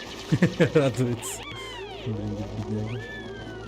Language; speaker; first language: Russian; native; Russian